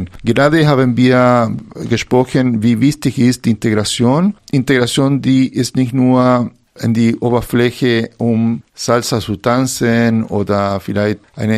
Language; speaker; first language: German; non-native, fluent; Spanish